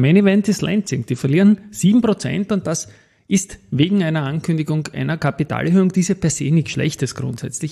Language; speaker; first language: German; native; German